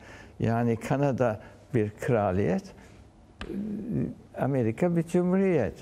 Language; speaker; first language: Turkish; early bilingual, heritage; Turkish